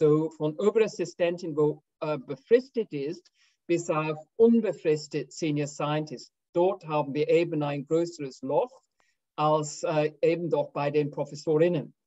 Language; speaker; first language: German; non-native, fluent; English